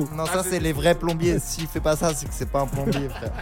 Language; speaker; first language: French; native; French